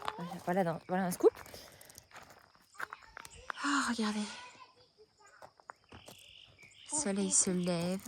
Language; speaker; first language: French; native; French